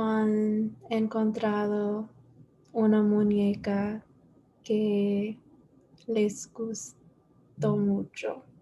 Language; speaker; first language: Spanish; non-native, learner; English